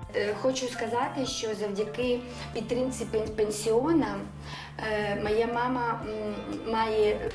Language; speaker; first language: Ukrainian; non-native, local second language; Russian